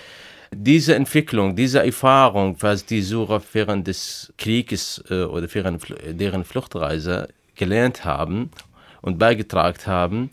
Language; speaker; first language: German; non-native, fluent; Arabic